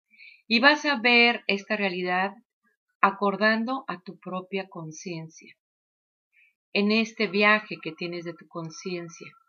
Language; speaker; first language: Spanish; native; Spanish